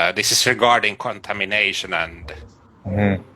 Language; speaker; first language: English; non-native, fluent; Finnish